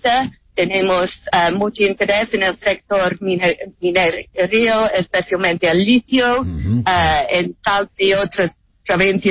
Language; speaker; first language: Spanish; non-native, fluent; English